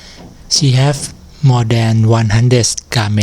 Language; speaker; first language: English; non-native, learner; Thai